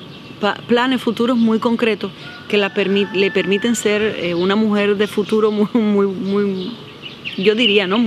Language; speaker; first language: Spanish; native; Spanish